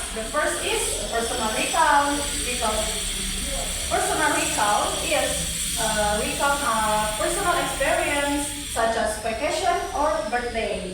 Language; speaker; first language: English; non-native, learner; Indonesian